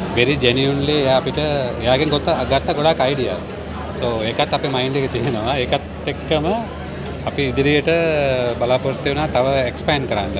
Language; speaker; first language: Sinhala; non-native, local second language; Tamil